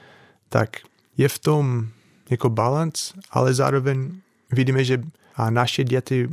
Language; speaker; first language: Czech; non-native, fluent; English